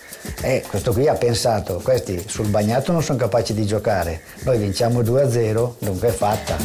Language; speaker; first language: Italian; native; Italian